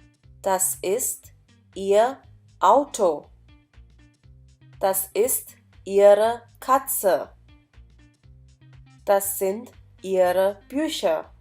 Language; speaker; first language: German; non-native, fluent; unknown